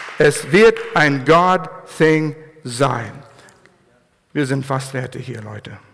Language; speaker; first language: German; non-native, fluent; English